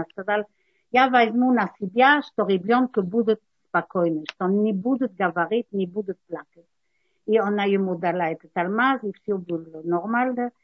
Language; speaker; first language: Russian; non-native, learner; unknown